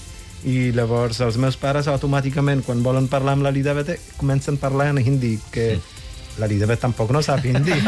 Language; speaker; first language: Catalan; non-native, fluent; Punjabi